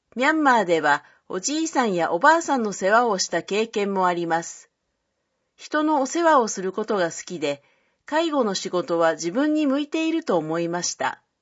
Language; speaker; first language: Japanese; native; Japanese